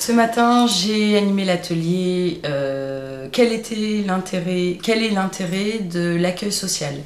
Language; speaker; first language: French; native; French